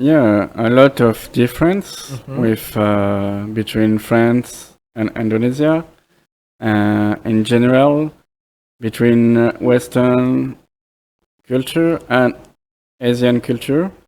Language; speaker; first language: English; non-native, fluent; French